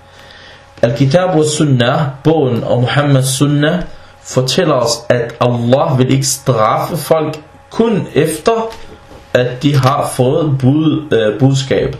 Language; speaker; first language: Danish; early bilingual, other home language; Arabic